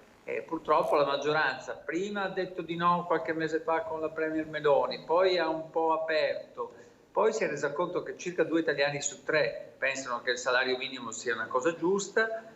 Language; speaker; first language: Italian; native; Italian